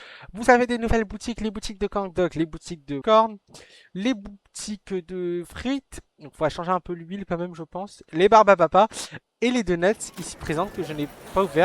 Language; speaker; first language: French; native; French